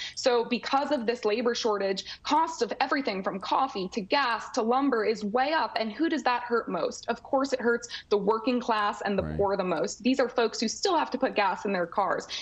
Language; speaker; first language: English; native; English